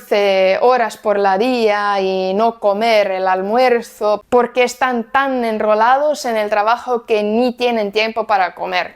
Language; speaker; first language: Spanish; non-native, fluent; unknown